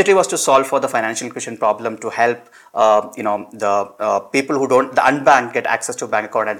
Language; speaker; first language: English; non-native, local second language; Malayalam